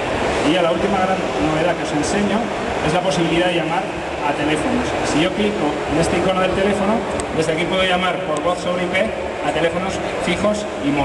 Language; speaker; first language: Spanish; native; Spanish